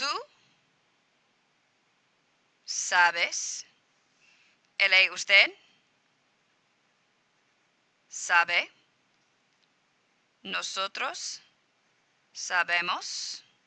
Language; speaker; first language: Spanish; non-native, fluent; English